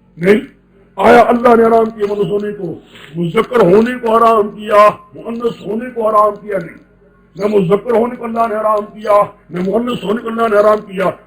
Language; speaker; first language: Urdu; non-native, local second language; Pashto